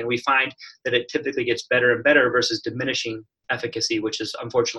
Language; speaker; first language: English; native; English